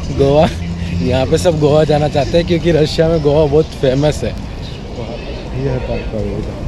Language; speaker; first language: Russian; non-native, learner; Hindi